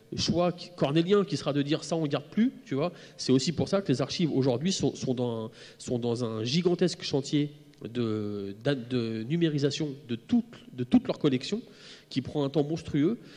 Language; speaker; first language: French; native; French